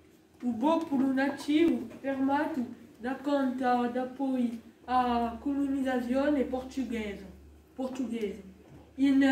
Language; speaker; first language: Italian; non-native, learner; French